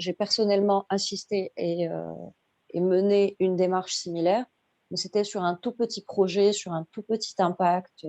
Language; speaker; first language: French; non-native, local second language; Arabic